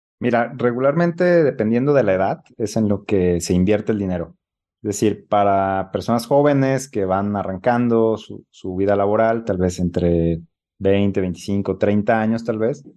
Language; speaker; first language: Spanish; native; Spanish